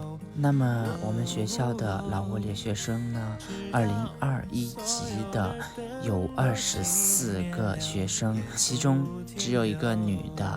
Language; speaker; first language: Chinese; non-native, fluent; Lao